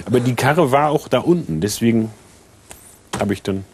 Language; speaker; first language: German; native; German